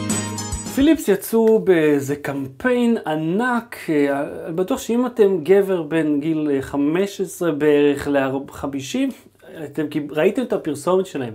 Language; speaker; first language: Hebrew; native; Hebrew